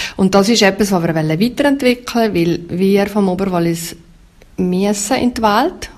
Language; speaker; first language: German; native; German